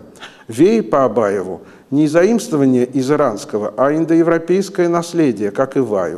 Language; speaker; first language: Russian; native; Russian